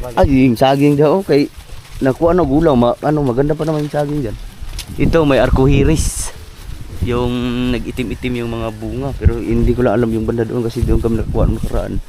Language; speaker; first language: Filipino; non-native, local second language; Cebuano